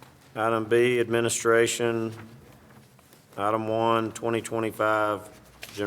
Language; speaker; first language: English; native; English